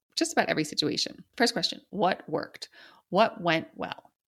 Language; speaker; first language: English; native; English